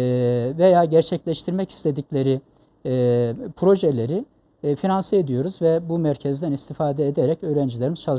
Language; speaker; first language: Turkish; native; Turkish